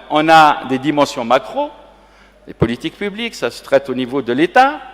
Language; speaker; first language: French; non-native, local second language; Arabic